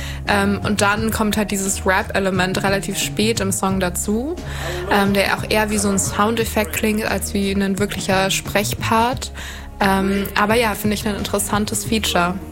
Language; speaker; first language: German; native; German